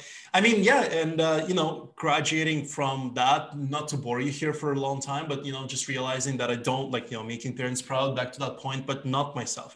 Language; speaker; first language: English; non-native, fluent; Ukrainian